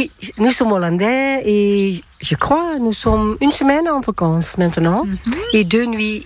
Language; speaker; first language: French; non-native, learner; Dutch